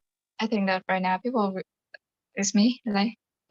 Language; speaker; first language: English; non-native, fluent; Vietnamese